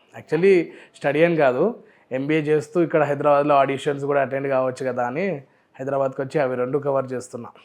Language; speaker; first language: Telugu; non-native, local second language; Urdu